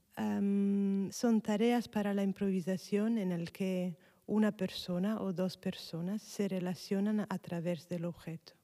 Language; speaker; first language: Spanish; non-native, fluent; Italian